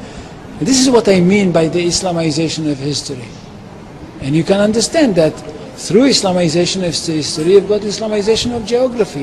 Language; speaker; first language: English; non-native, fluent; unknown